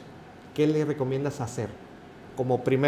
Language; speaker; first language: Spanish; native; Spanish